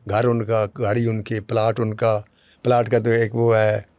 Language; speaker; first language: Urdu; non-native, local second language; Punjabi